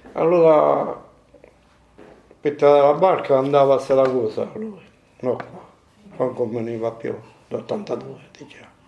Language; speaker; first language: Italian; non-native, learner; Maltese